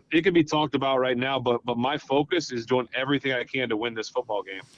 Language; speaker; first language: English; native; English